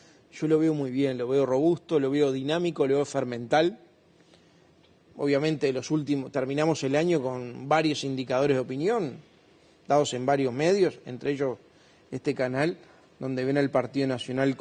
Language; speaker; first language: Spanish; native; Spanish